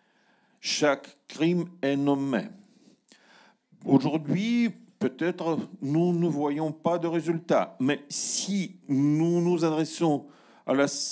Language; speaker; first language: French; non-native, learner; Russian